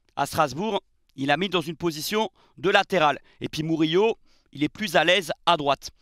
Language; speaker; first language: French; native; French